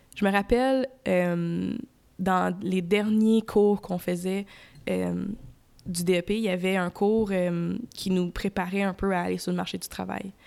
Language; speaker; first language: French; native; French